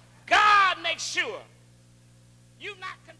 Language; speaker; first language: English; native; English